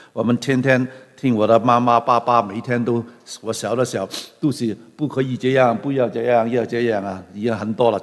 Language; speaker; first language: Chinese; non-native, local second language; Cantonese